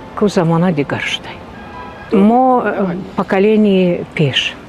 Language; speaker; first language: Tajik; non-native, fluent; Russian